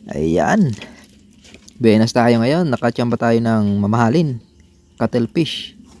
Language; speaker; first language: Filipino; non-native, local second language; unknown